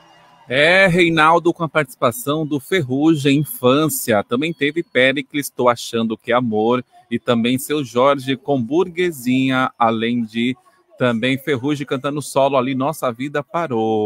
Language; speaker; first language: Portuguese; native; Portuguese